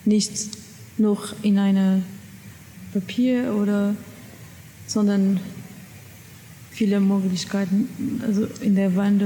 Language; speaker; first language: German; non-native, learner; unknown